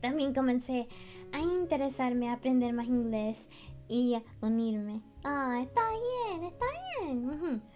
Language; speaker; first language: Spanish; non-native, learner; English